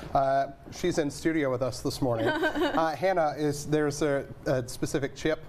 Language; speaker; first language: English; native; English